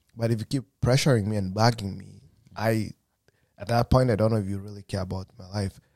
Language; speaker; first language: English; non-native, local second language; Kikuyu